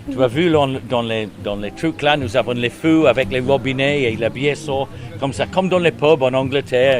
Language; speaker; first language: French; non-native, learner; English